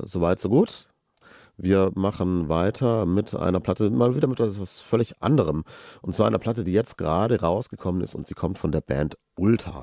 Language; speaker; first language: German; native; German